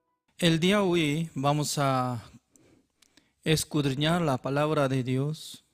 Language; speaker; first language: Spanish; non-native, learner; Korean